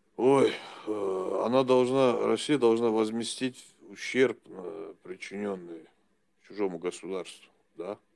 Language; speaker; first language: Russian; native; Russian